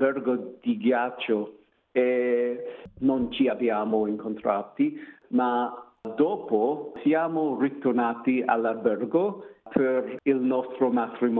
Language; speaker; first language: Italian; non-native, learner; English